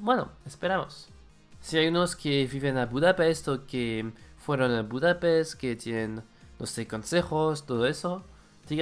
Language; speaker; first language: Spanish; non-native, fluent; French